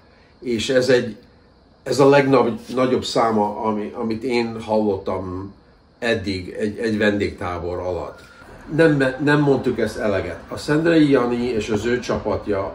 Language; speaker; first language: Hungarian; early bilingual, heritage; Hungarian